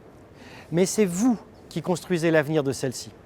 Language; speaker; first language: French; native; French